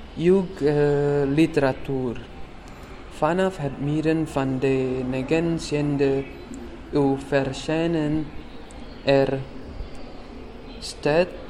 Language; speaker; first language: Dutch; non-native, learner; Indonesian